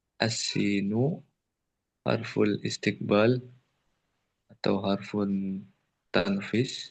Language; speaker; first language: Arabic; non-native, learner; Indonesian